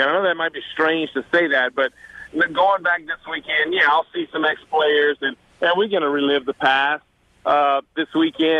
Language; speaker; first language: English; native; English